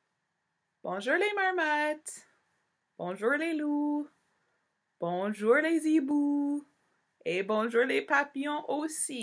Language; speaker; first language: French; non-native, fluent; English